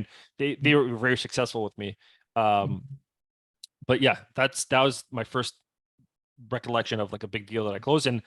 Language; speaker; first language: English; native; English